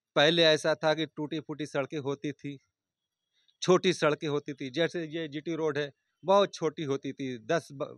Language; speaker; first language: Hindi; native; Hindi